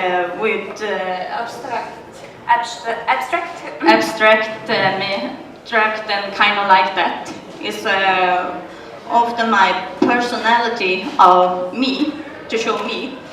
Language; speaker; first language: English; non-native, learner; Swedish